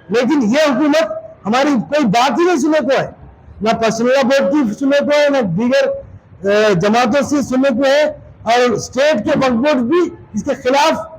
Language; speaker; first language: Urdu; native; Urdu